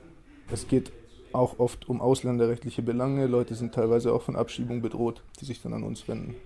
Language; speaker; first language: German; native; German